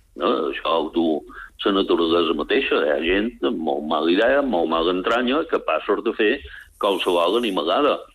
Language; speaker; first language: Catalan; native; Catalan